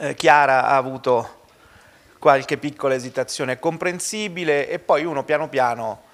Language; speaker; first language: Italian; native; Italian